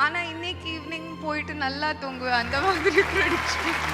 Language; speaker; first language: Tamil; non-native, local second language; Malayalam